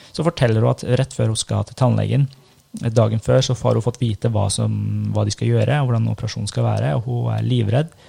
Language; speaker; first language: Norwegian; early bilingual, other home language; Persian